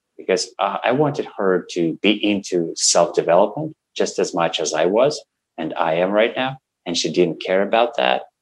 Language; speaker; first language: English; non-native, fluent; Russian